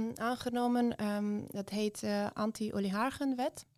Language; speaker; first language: Dutch; non-native, fluent; Ukrainian